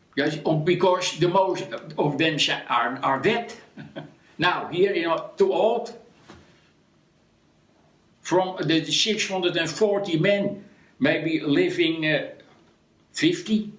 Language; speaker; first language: English; non-native, learner; Dutch